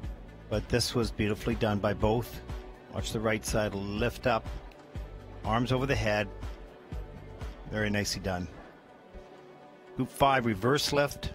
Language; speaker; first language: English; native; English